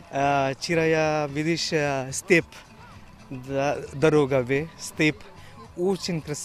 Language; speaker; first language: Russian; non-native, learner; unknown